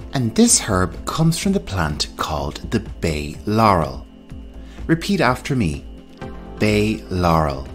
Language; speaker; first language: English; native; English